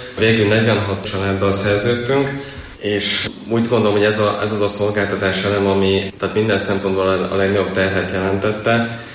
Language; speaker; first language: Hungarian; native; Hungarian